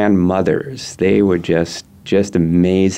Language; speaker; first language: English; native; English